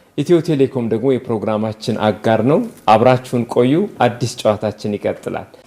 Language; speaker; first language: Amharic; native; Amharic